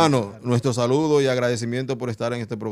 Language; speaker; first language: Spanish; native; Spanish